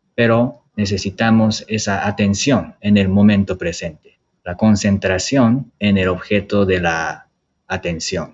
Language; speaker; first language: Spanish; non-native, fluent; Japanese